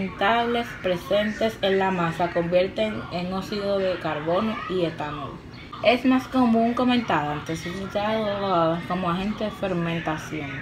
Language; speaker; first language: Spanish; native; Spanish